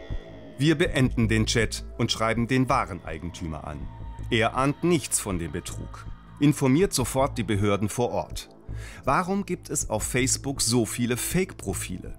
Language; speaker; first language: German; native; German